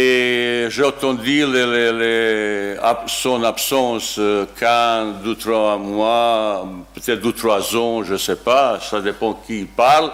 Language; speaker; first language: French; non-native, learner; Bosnian